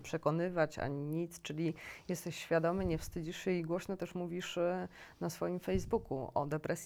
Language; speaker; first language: Polish; native; Polish